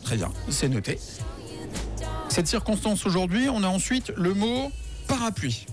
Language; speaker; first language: French; native; French